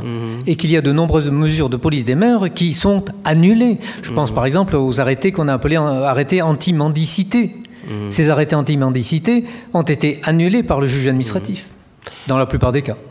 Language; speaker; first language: French; native; French